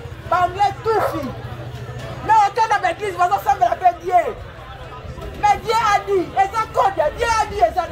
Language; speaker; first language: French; non-native, local second language; Lingala